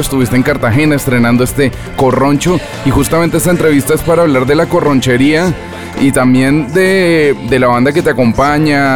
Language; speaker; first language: Spanish; native; Spanish